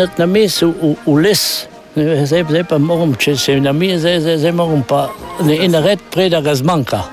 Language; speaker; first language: Slovenian; native; Slovenian